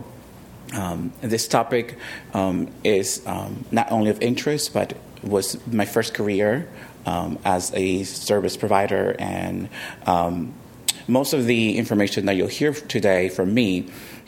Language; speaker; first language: English; early bilingual, other home language; Spanish